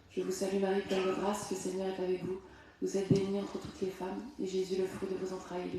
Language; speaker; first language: French; native; French